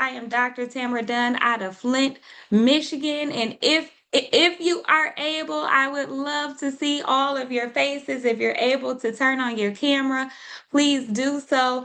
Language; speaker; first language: English; native; English